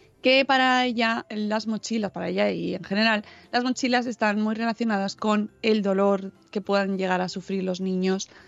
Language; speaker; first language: Spanish; native; Spanish